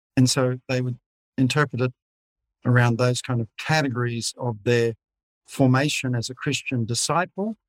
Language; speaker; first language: English; native; English